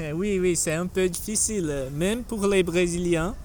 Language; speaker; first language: French; non-native, learner; Portuguese